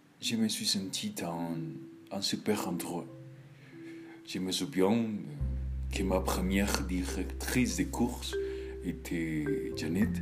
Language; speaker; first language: French; non-native, learner; Spanish